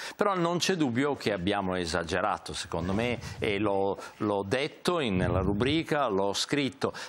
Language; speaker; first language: Italian; native; Italian